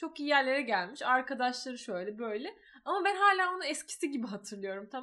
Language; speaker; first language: Turkish; native; Turkish